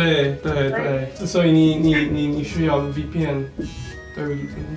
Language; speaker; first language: Chinese; non-native, learner; English